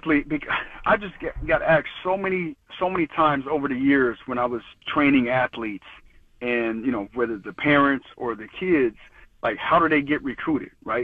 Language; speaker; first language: English; native; English